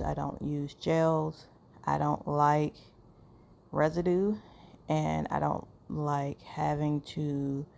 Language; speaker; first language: English; native; English